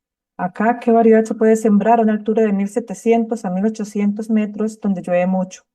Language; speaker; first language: Spanish; native; Spanish